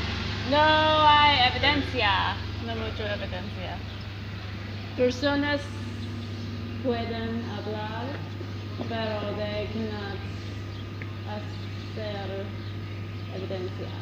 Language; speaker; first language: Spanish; non-native, learner; English